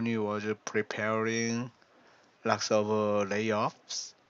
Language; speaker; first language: English; non-native, learner; Korean